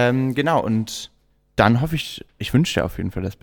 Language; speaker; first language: German; native; German